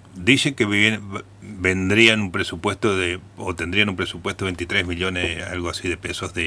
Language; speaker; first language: Spanish; native; Spanish